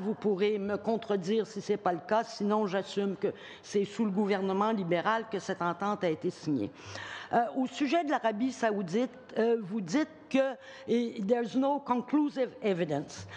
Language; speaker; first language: French; native; French